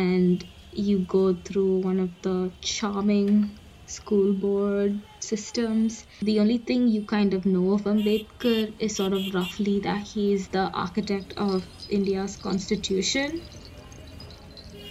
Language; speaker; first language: English; non-native, local second language; Hindi